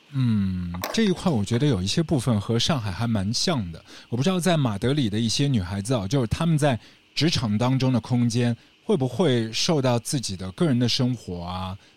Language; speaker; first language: Chinese; native; Chinese